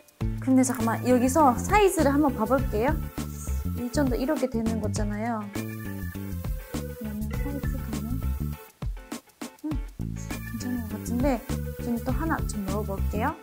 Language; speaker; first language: Korean; non-native, fluent; Japanese